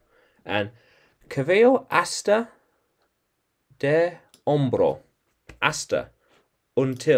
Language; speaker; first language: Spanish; non-native, learner; English